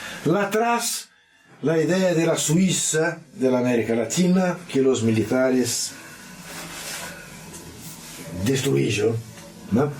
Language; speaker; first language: Spanish; non-native, learner; Portuguese